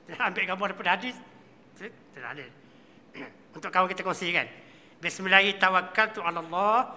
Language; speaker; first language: Malay; native; Malay